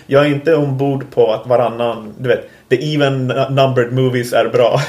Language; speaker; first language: Swedish; native; Swedish